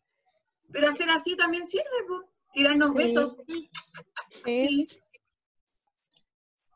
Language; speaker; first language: Spanish; native; Spanish